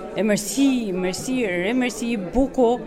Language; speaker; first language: French; non-native, learner; Albanian